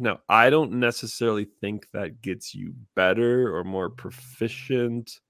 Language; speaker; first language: English; native; English